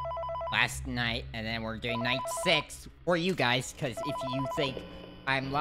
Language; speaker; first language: English; native; English